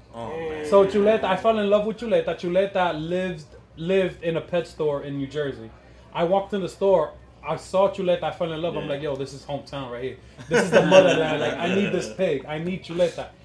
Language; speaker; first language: English; early bilingual, other home language; Spanish